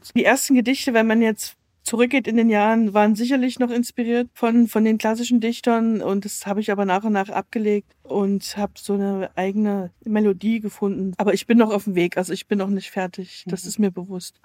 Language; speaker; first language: German; native; German